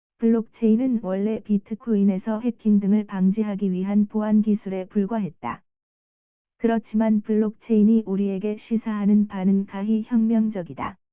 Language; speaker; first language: Korean; native; Korean